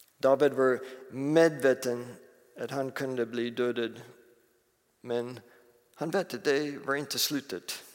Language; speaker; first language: Swedish; non-native, fluent; English